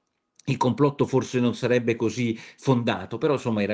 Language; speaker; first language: Italian; native; Italian